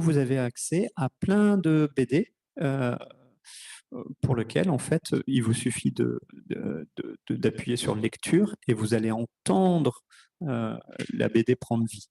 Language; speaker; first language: French; native; French